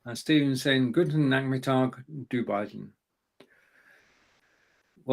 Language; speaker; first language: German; non-native, learner; English